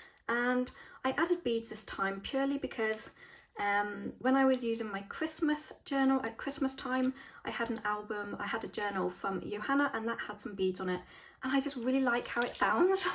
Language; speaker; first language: English; native; English